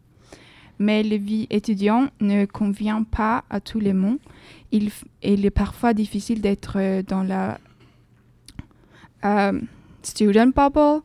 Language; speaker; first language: French; non-native, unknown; Swedish